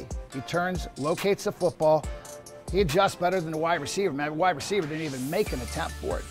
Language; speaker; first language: English; native; English